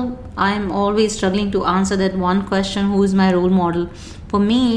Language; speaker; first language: English; non-native, local second language; Hindi